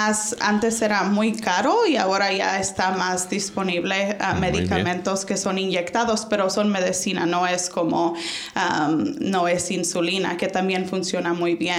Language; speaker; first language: Spanish; early bilingual, heritage; Spanish